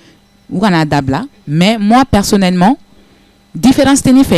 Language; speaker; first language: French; non-native, local second language; Bambara